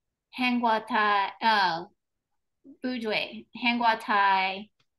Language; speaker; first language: Chinese; non-native, learner; English